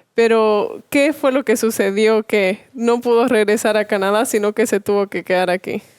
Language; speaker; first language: Spanish; native; Spanish